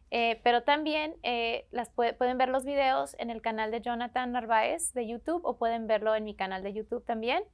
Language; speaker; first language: Spanish; native; Spanish